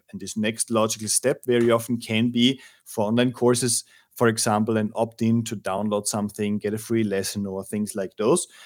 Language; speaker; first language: English; non-native, fluent; German